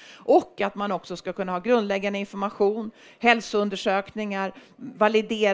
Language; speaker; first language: Swedish; native; Swedish